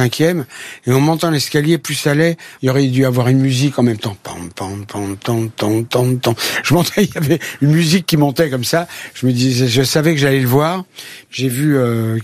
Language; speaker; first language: French; native; French